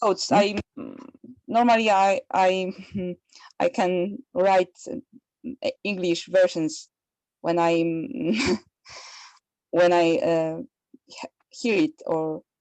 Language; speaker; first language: English; non-native, learner; Polish